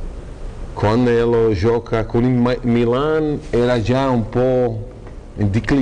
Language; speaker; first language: Italian; non-native, fluent; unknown